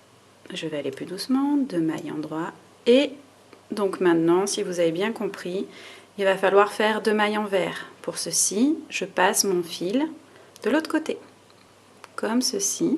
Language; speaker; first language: French; native; French